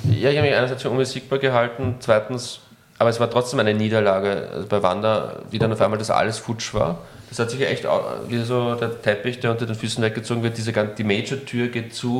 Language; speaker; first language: German; native; German